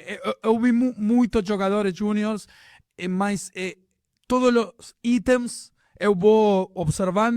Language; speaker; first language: Portuguese; non-native, fluent; Spanish